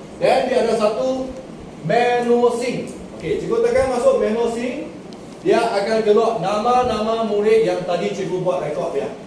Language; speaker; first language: Malay; non-native, local second language; Chinese